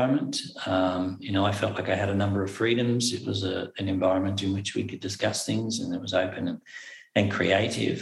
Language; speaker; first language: English; native; English